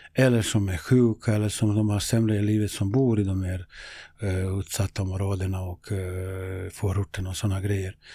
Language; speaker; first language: Swedish; non-native, fluent; Bosnian